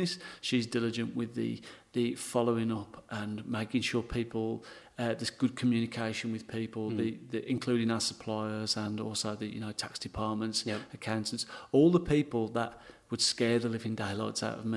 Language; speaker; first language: English; native; English